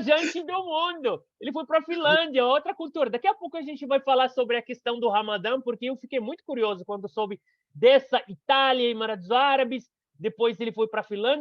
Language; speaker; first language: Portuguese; non-native, fluent; Arabic